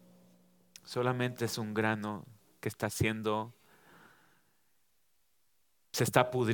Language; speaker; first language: Spanish; native; Spanish